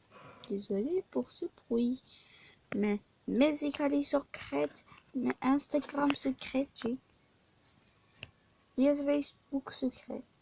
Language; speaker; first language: French; non-native, learner; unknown